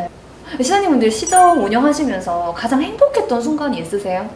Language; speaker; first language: Korean; native; Korean